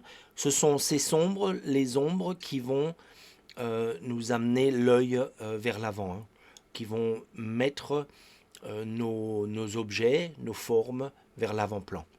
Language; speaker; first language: French; native; French